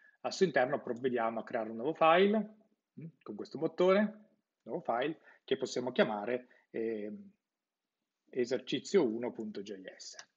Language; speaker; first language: Italian; native; Italian